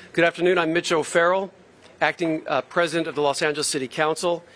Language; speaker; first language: English; native; English